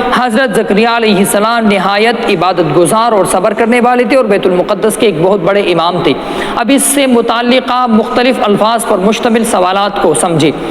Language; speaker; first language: Urdu; non-native, local second language; Pashto